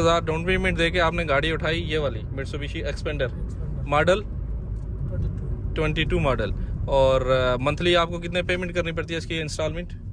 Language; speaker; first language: Hindi; native; Hindi